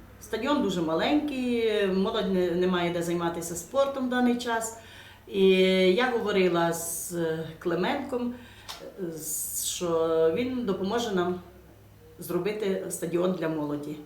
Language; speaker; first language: Ukrainian; native; Ukrainian